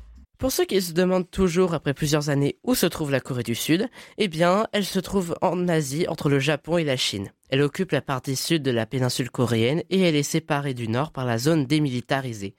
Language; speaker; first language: French; native; French